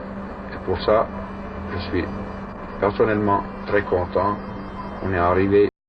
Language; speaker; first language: French; non-native, fluent; German